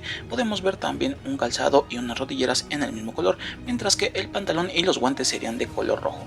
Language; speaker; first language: Spanish; native; Spanish